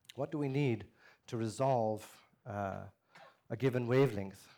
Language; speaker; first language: English; non-native, fluent; Danish